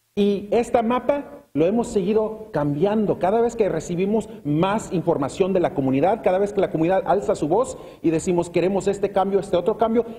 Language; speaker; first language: Spanish; early bilingual, other home language; English